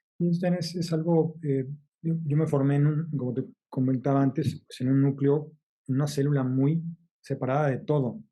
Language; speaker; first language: Spanish; native; Spanish